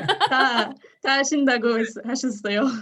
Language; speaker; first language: Korean; non-native, learner; French